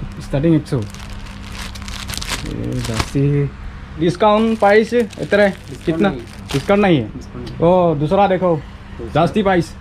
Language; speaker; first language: Hindi; non-native, local second language; Assamese